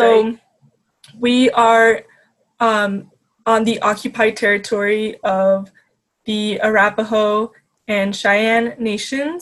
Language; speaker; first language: English; native; English